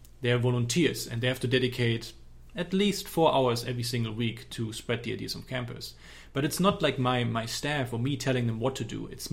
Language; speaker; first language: English; non-native, fluent; German